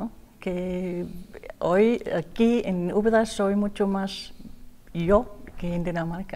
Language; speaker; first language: Spanish; non-native, learner; Danish